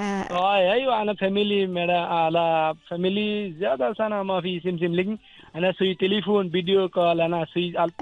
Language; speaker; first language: Arabic; non-native, learner; Bangla